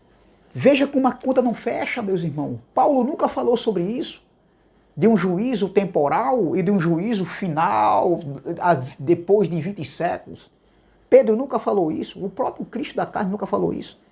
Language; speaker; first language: Portuguese; native; Portuguese